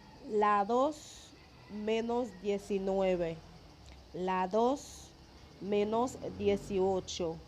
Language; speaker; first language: Spanish; non-native, fluent; Haitian Creole